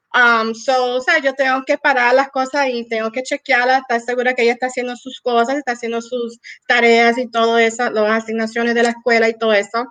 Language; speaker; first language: Spanish; early bilingual, heritage; Spanish